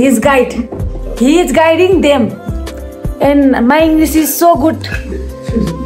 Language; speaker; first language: English; non-native, learner; Nepali